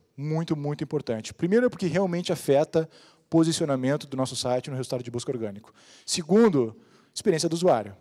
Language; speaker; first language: Portuguese; native; Portuguese